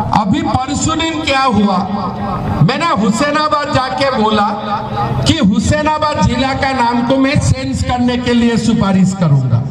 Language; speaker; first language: Hindi; non-native, local second language; Assamese